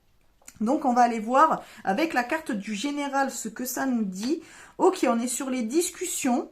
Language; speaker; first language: French; native; French